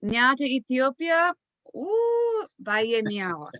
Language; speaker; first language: Oromo; non-native, learner; English